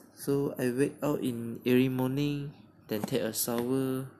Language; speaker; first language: English; non-native, local second language; Chinese